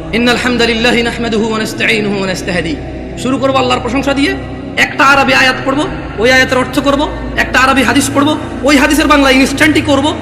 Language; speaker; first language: Bangla; early bilingual, heritage; Bangla